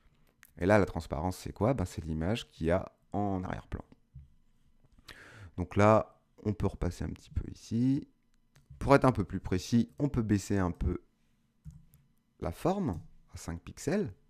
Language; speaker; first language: French; native; French